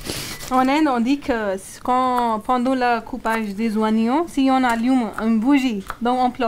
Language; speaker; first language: French; non-native, learner; Hindi